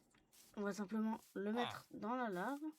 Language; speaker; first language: French; native; French